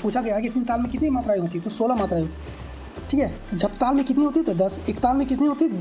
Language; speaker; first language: Hindi; native; Hindi